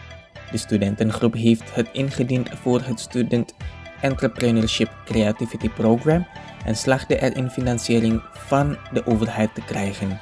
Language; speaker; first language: Dutch; non-native, fluent; Indonesian